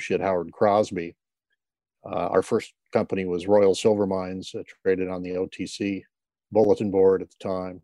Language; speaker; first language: English; native; English